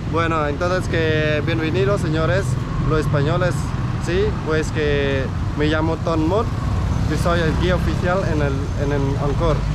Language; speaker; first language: Spanish; non-native, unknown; Khmer